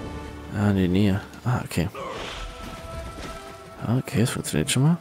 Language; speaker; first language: German; native; German